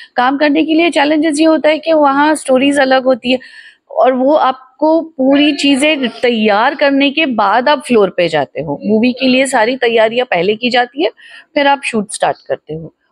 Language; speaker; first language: Hindi; non-native, local second language; Gujarati